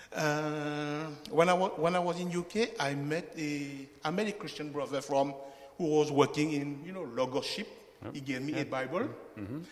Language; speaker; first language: English; non-native, fluent; Chinese